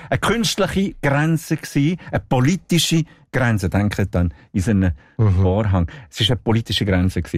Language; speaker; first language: German; non-native, local second language; Italian